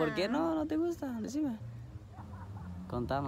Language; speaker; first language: Spanish; native; Spanish